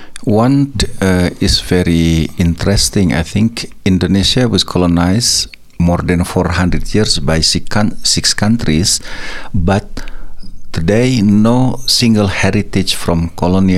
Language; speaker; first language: English; non-native, learner; Indonesian